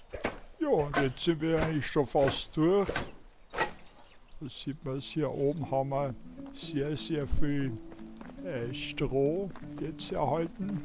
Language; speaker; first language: German; native; German